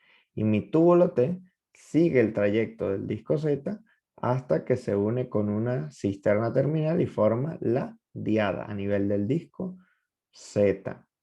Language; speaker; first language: Spanish; native; Spanish